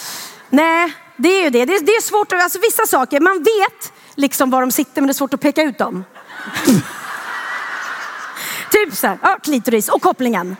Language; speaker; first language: Swedish; native; Swedish